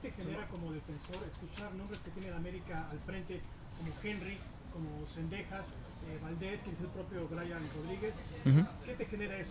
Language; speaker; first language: Spanish; native; Spanish